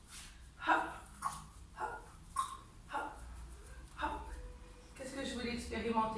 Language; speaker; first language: French; native; French